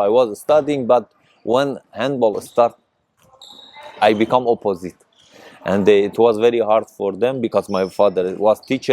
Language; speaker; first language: English; non-native, learner; Persian